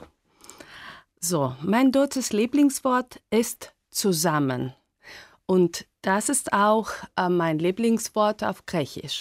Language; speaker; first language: German; non-native, fluent; Greek